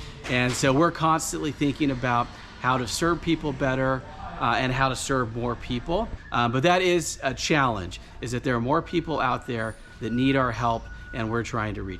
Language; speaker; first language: English; native; English